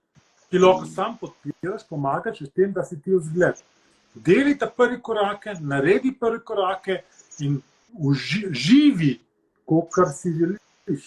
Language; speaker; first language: Slovenian; early bilingual, heritage; Slovenian